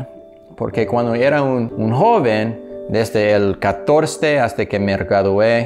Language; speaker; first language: Spanish; non-native, learner; English